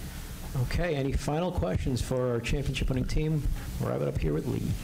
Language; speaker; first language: English; native; English